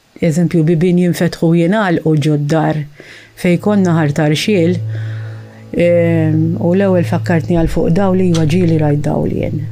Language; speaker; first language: Maltese; early bilingual, heritage; Maltese